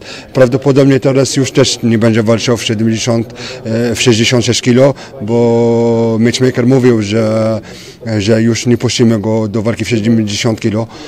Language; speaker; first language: Polish; non-native, fluent; French